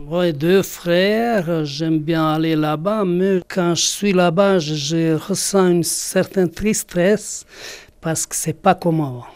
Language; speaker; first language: French; non-native, fluent; Bosnian